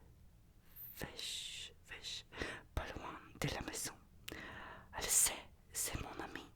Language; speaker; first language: French; non-native, learner; Russian